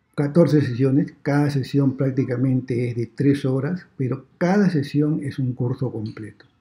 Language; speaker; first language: Spanish; native; Spanish